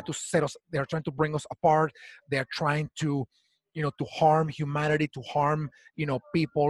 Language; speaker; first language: English; non-native, fluent; Spanish